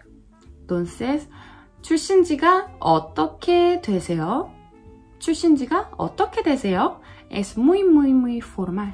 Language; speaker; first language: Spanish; non-native, learner; Korean